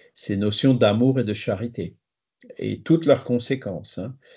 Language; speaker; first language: French; native; French